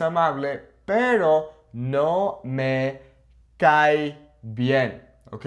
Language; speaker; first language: Spanish; non-native, fluent; English